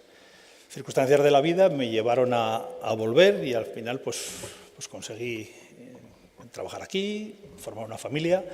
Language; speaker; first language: Spanish; native; Spanish